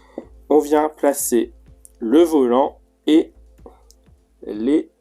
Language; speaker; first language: French; native; French